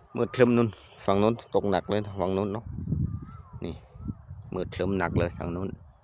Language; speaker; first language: Thai; native; Thai